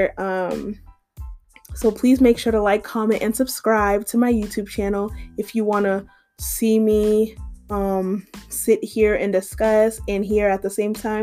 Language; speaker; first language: English; native; English